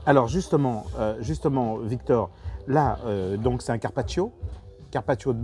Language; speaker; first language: French; native; French